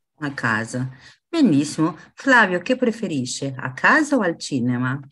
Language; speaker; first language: Italian; non-native, fluent; Portuguese